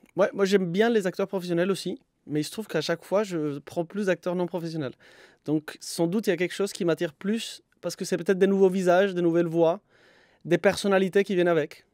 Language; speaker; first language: French; non-native, fluent; Spanish